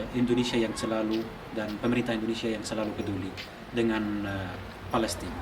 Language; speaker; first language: Indonesian; non-native, fluent; Arabic